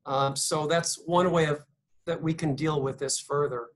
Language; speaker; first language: English; native; English